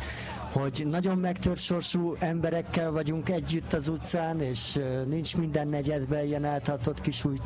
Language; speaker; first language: Hungarian; native; Hungarian